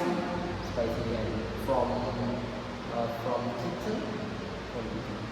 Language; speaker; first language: English; non-native, learner; Indonesian